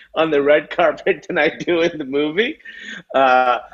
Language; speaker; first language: English; non-native, local second language; Urdu